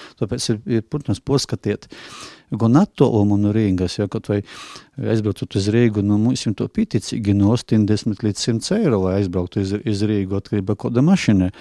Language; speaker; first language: Latvian; non-native, local second language; Russian